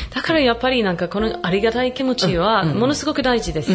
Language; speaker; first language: Japanese; non-native, fluent; English